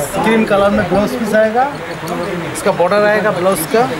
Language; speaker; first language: Hindi; non-native, local second language; Bangla